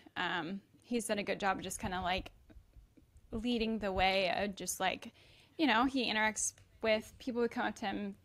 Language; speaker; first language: English; native; English